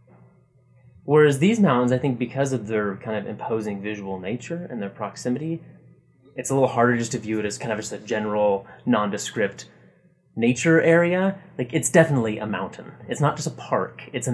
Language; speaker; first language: English; native; English